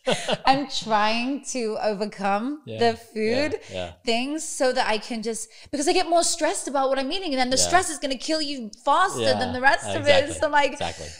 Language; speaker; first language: English; native; English